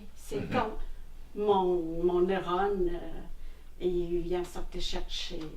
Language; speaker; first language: French; non-native, fluent; Khmer